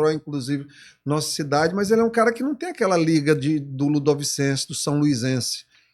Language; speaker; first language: Portuguese; native; Portuguese